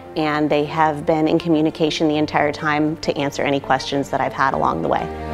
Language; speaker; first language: English; native; English